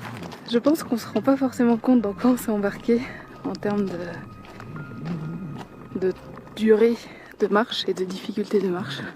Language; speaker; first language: French; native; French